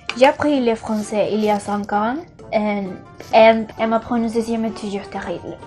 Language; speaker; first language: French; non-native, learner; Spanish